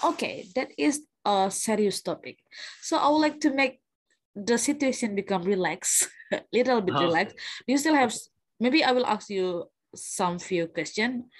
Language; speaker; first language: English; non-native, fluent; Indonesian